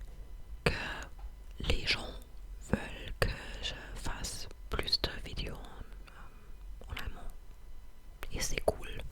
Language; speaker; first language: French; non-native, fluent; English